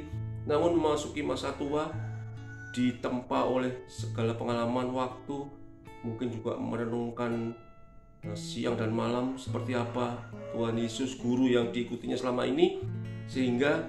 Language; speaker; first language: Indonesian; native; Indonesian